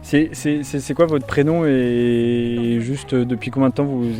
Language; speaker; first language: French; native; French